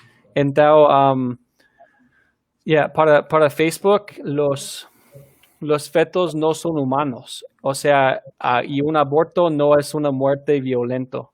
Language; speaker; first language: Spanish; non-native, fluent; English